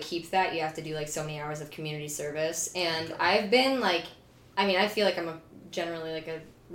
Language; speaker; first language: English; native; English